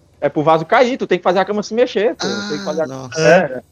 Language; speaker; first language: Portuguese; native; Portuguese